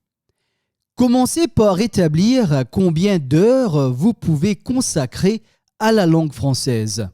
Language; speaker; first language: French; native; French